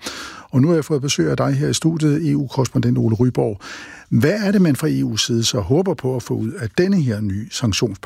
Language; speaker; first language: Danish; native; Danish